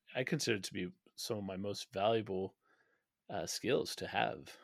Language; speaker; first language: English; non-native, fluent; Danish